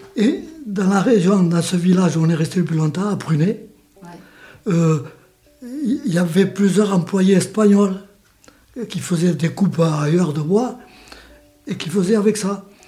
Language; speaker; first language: French; early bilingual, other home language; Spanish